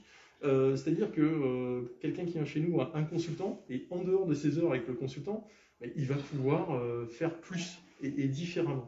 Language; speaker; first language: French; native; French